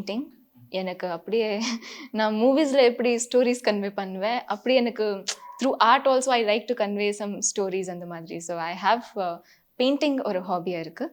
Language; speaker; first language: Tamil; non-native, fluent; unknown